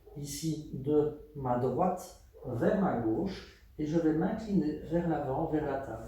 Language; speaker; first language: French; native; French